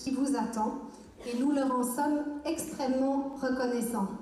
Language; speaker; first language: French; native; French